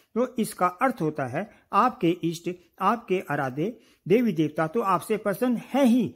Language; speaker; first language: Hindi; native; Hindi